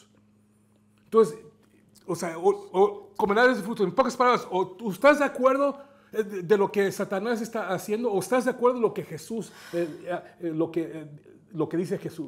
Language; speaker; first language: Spanish; native; Spanish